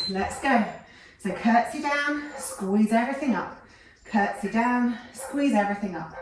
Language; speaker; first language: English; native; English